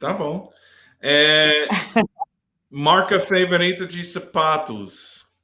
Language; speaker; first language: Portuguese; non-native, learner; English